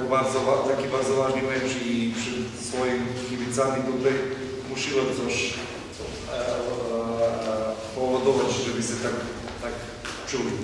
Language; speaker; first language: Polish; non-native, fluent; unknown